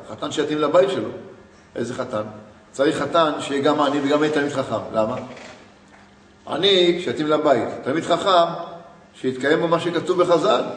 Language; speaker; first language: Hebrew; native; Hebrew